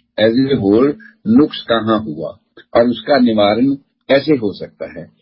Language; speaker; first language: Hindi; non-native, local second language; Punjabi